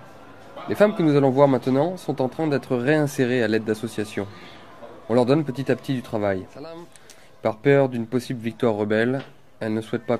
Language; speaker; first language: French; native; French